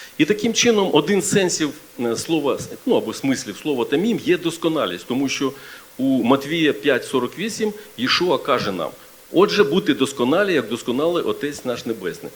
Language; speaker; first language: Ukrainian; non-native, local second language; Russian